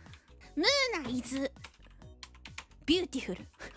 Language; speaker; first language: Japanese; non-native, learner; Indonesian